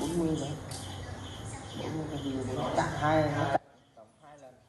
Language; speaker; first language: Vietnamese; native; Vietnamese